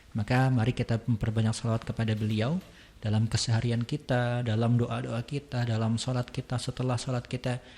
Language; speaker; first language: Indonesian; non-native, local second language; Sundanese